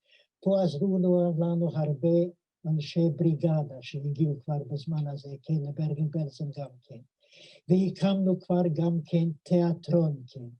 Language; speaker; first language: Hebrew; non-native, fluent; Yiddish